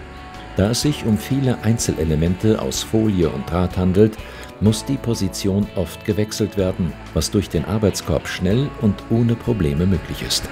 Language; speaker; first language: German; native; German